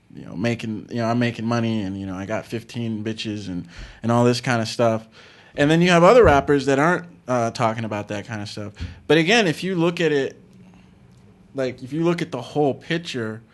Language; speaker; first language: English; native; English